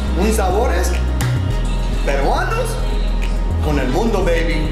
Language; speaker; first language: Spanish; non-native, learner; English